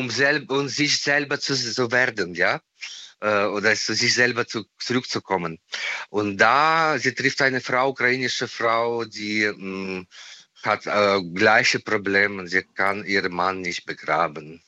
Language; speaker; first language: German; non-native, fluent; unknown